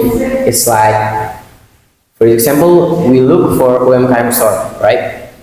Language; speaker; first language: English; non-native, learner; Indonesian